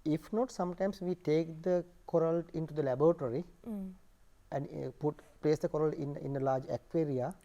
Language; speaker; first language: English; non-native, local second language; Sinhala